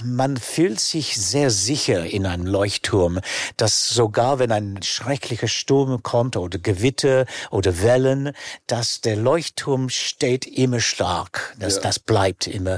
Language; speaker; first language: German; non-native, fluent; English